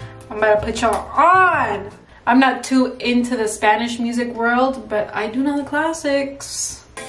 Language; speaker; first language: English; early bilingual, other home language; Spanish